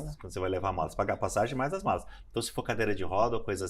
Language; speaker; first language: Portuguese; native; Portuguese